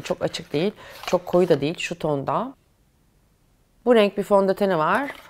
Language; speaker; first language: Turkish; native; Turkish